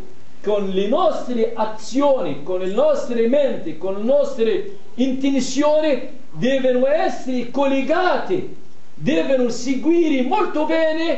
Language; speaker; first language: Italian; non-native, fluent; Arabic